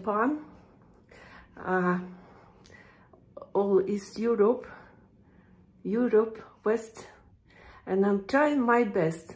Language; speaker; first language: English; non-native, learner; Russian